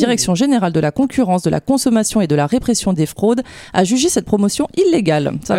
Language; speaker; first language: French; native; French